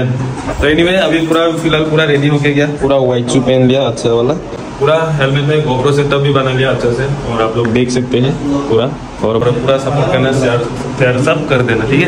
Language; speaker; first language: Hindi; non-native, local second language; Assamese